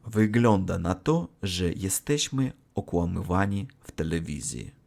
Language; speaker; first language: Polish; non-native, learner; Russian